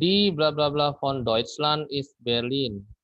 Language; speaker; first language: German; non-native, fluent; Indonesian